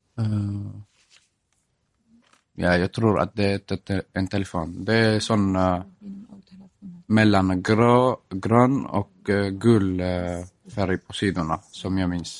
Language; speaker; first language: Swedish; non-native, fluent; Arabic